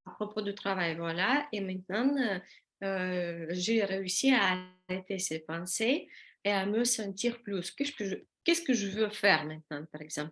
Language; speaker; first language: French; non-native, learner; Russian